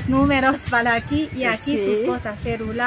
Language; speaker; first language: Spanish; non-native, learner; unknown